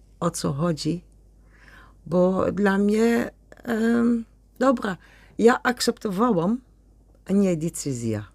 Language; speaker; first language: Polish; non-native, learner; Dutch